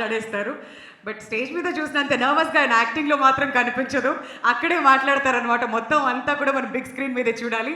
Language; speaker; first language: Telugu; native; Telugu